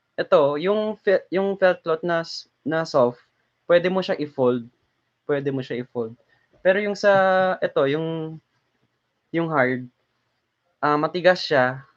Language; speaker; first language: Filipino; non-native, local second language; Hiligaynon